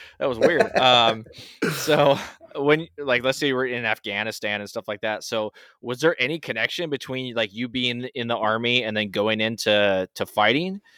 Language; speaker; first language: English; native; English